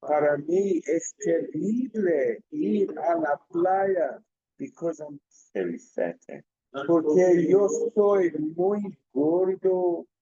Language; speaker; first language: Spanish; non-native, fluent; English